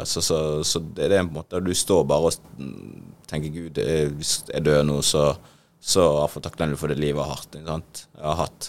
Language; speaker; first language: Norwegian; early bilingual, other home language; Swahili